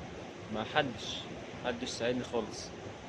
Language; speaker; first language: Arabic; native; Arabic